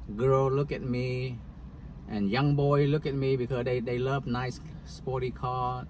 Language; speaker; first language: English; non-native, fluent; Vietnamese